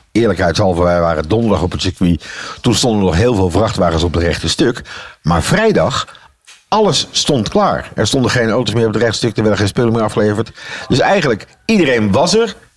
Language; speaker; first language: Dutch; native; Dutch